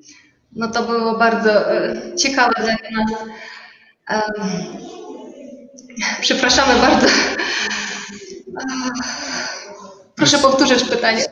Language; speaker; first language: Polish; non-native, learner; Ukrainian